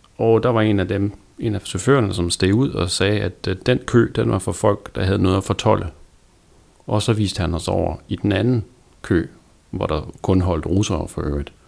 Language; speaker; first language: Danish; native; Danish